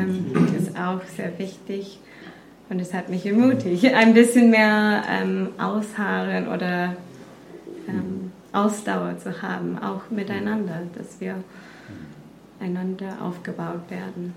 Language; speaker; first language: German; non-native, fluent; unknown